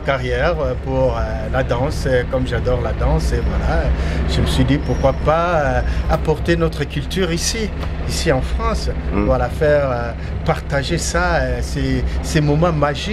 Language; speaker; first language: French; non-native, local second language; Lingala